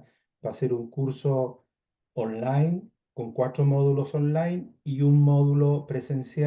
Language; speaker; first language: Spanish; native; Spanish